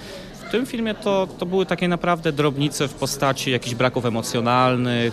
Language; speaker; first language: Polish; native; Polish